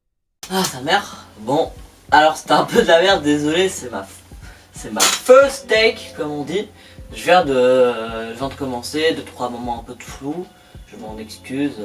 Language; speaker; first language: French; native; French